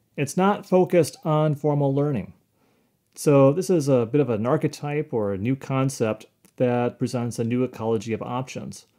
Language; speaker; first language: English; native; English